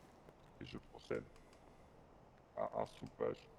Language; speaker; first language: French; native; French